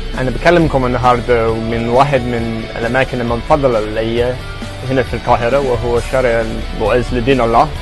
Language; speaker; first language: Egyptian Arabic; non-native, fluent; English